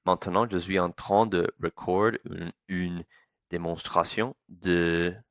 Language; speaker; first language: French; non-native, learner; English